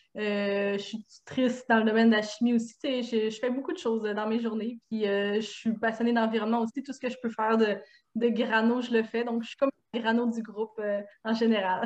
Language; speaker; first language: French; native; French